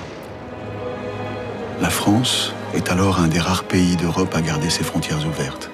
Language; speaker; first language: French; native; French